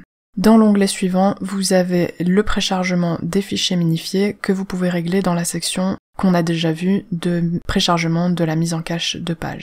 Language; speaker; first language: French; native; French